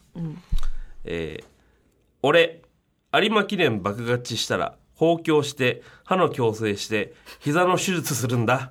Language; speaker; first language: Japanese; native; Japanese